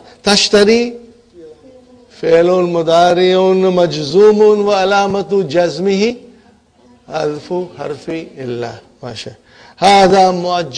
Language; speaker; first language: Arabic; non-native, fluent; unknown